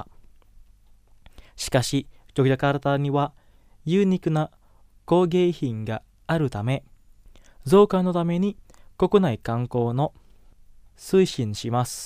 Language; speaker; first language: Japanese; non-native, fluent; Indonesian